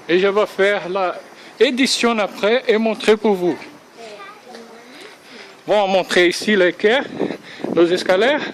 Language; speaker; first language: French; non-native, learner; Portuguese